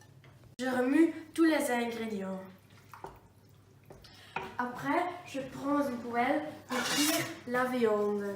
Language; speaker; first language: French; non-native, learner; Dutch